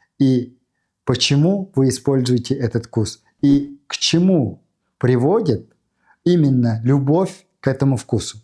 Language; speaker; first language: Russian; non-native, fluent; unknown